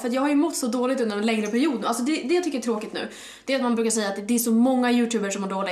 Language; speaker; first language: Swedish; native; Swedish